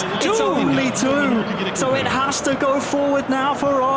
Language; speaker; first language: English; native; English